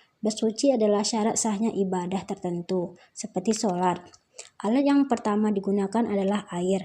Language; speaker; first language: Indonesian; native; Indonesian